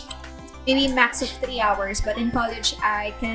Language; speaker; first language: English; non-native, local second language; Filipino